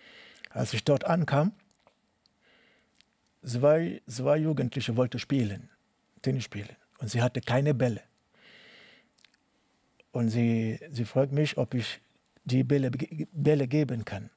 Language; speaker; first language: German; non-native, learner; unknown